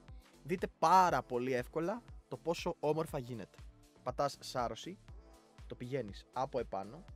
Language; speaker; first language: Greek; native; Greek